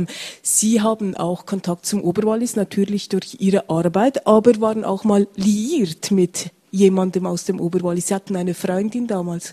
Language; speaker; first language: German; native; German